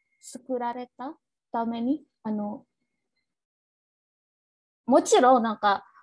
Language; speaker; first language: Japanese; non-native, learner; Indonesian